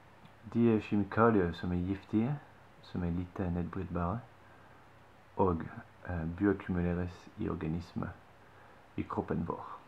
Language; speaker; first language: Norwegian; non-native, fluent; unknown